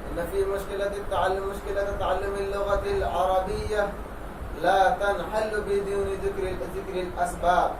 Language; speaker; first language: Arabic; non-native, learner; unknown